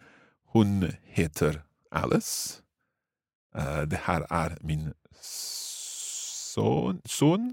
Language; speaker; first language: Swedish; non-native, learner; English